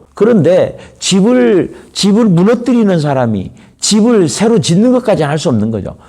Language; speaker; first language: Korean; native; Korean